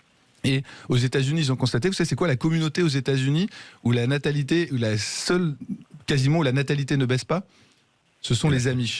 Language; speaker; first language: French; native; French